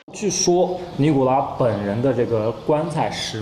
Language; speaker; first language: Chinese; native; Chinese